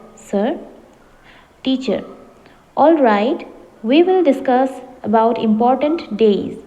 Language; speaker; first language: English; non-native, local second language; Assamese